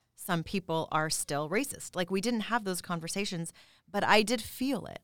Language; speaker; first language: English; native; English